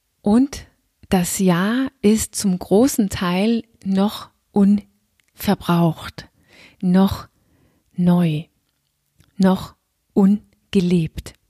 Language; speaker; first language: German; non-native, fluent; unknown